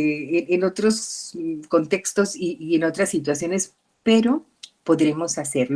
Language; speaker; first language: Spanish; native; Spanish